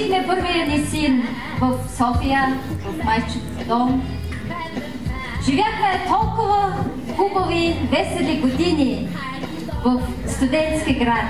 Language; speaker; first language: Bulgarian; non-native, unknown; Mongolian